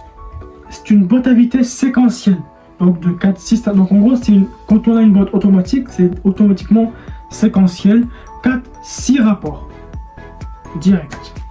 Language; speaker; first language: French; native; French